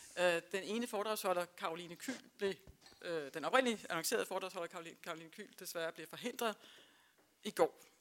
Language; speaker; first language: Danish; native; Danish